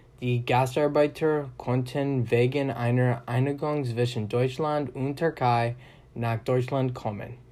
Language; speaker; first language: German; non-native, learner; English